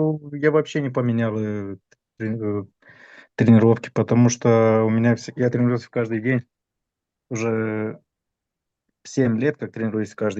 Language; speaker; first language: Russian; non-native, fluent; Romanian